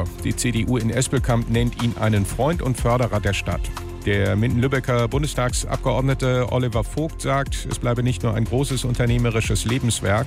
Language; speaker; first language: German; native; German